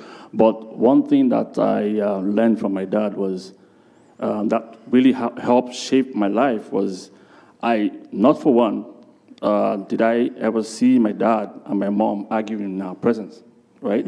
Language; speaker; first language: English; non-native, local second language; Igbo